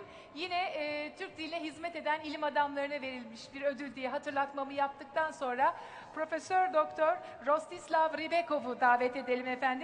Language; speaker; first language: Turkish; native; Turkish